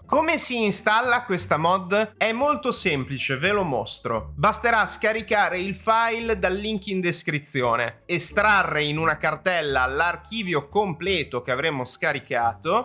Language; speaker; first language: Italian; native; Italian